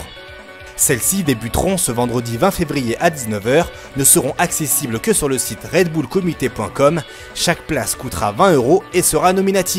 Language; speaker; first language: French; native; French